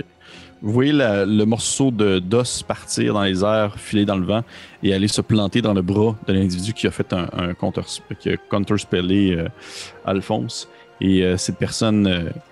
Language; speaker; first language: French; native; French